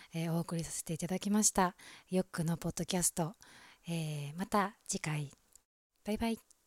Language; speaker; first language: Japanese; native; Japanese